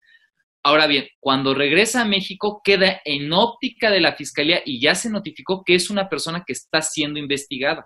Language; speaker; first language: Spanish; native; Spanish